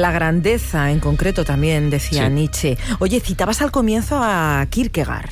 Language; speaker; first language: Spanish; native; Spanish